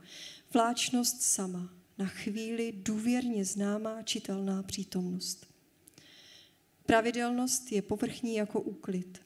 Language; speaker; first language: Czech; native; Czech